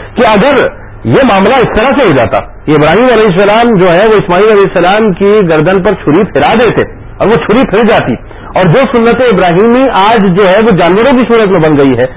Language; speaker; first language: Urdu; native; Urdu